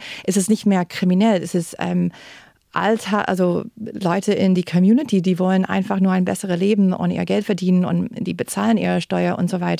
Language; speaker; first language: German; non-native, fluent; English